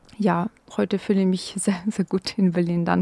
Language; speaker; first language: German; non-native, fluent; Ukrainian